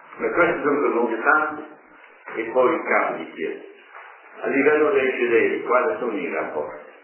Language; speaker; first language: Italian; non-native, fluent; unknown